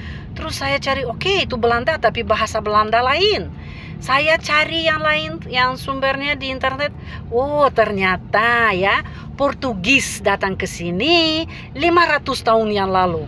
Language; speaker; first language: Indonesian; non-native, fluent; Russian